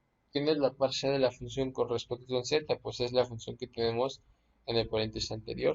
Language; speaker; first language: Spanish; native; Spanish